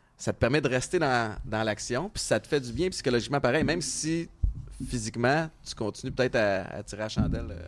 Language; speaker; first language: French; native; French